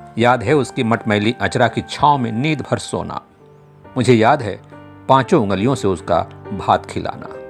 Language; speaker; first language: Hindi; non-native, local second language; Bhojpuri